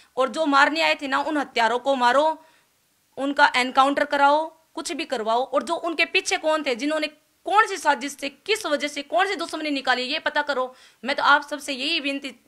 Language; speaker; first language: Hindi; native; Hindi